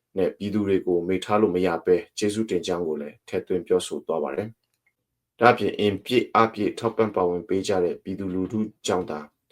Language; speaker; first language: Burmese; non-native, local second language; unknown